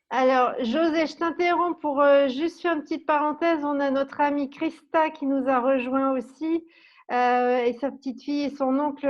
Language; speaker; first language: French; native; French